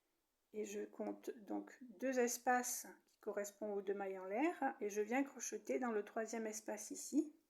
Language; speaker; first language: French; native; French